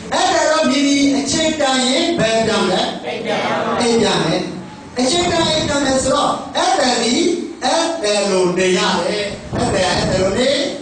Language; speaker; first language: Burmese; native; Burmese